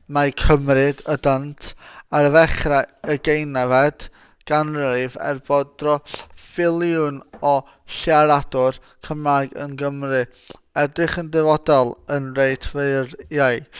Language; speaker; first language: Welsh; non-native, local second language; English